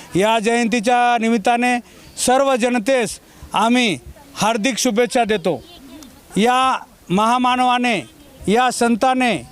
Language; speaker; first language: Marathi; non-native, local second language; Lambadi